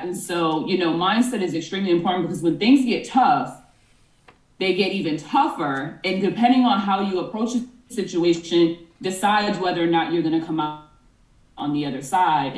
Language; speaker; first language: English; native; English